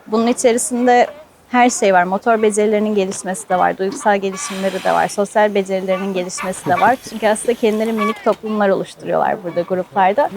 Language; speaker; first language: Turkish; native; Turkish